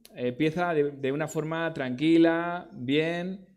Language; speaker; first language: Spanish; native; Spanish